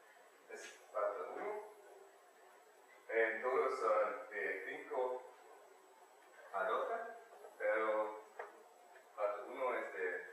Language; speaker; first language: Spanish; non-native, learner; German